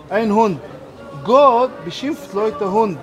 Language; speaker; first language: German; non-native, learner; Arabic